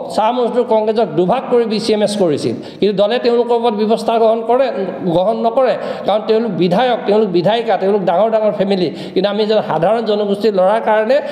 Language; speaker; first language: Assamese; non-native, local second language; Mising